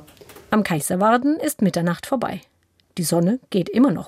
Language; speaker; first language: German; native; German